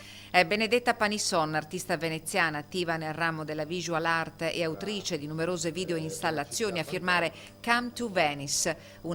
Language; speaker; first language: Italian; native; Italian